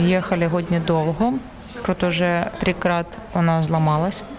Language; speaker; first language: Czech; non-native, learner; Ukrainian